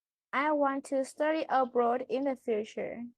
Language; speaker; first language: English; non-native, learner; Vietnamese